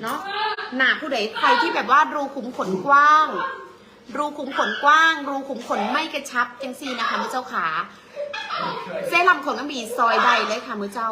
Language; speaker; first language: Thai; native; Thai